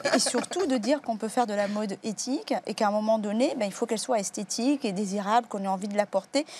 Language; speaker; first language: French; native; French